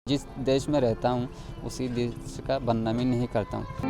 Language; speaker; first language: Hindi; non-native, fluent; Rohingya